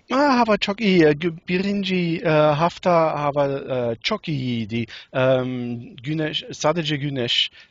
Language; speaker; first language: Turkish; non-native, learner; English